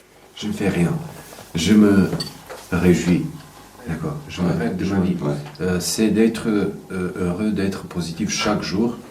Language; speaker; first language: French; non-native, fluent; Serbian